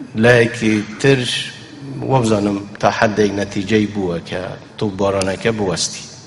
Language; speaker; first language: Central Kurdish; non-native, local second language; Kurdish